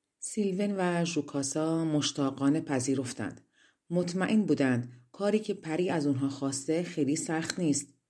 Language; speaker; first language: Persian; native; Persian